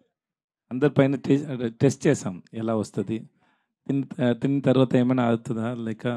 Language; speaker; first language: Telugu; non-native, learner; Tamil